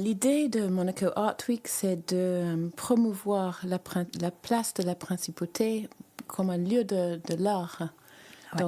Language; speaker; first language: French; native; French